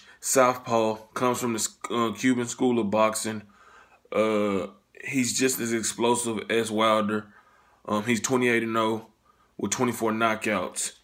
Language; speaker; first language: English; native; English